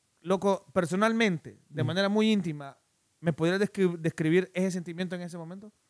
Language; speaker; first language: Spanish; native; Spanish